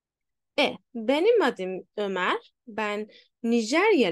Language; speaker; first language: Turkish; non-native, fluent; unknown